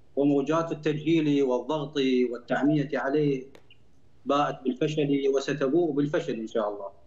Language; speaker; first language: Arabic; native; Arabic